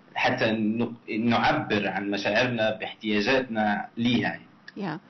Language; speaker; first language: Arabic; native; Arabic